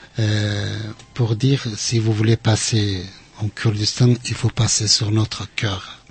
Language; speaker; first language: French; non-native, fluent; Central Kurdish